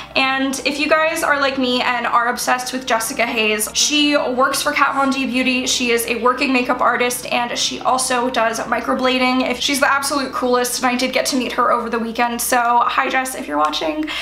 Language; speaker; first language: English; native; English